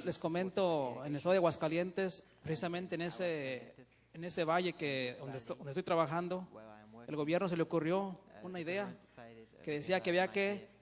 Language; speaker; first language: Spanish; native; Spanish